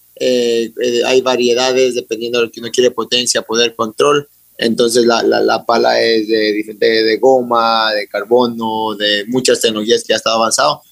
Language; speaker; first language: Spanish; native; Spanish